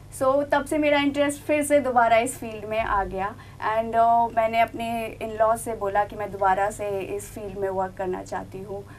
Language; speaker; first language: Hindi; non-native, local second language; Gujarati